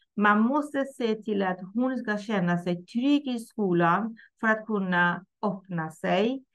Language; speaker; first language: Swedish; non-native, fluent; Persian